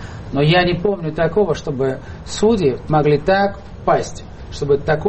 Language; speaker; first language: Russian; native; Russian